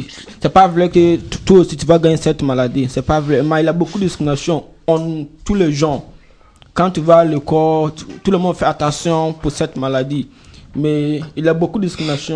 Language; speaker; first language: French; non-native, learner; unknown